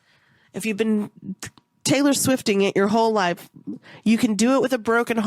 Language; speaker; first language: English; native; English